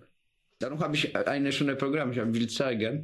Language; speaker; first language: German; non-native, learner; Polish